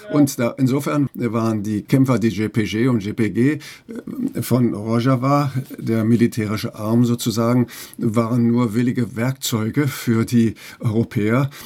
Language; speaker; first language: German; native; German